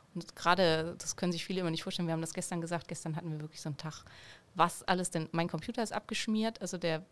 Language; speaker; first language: German; native; German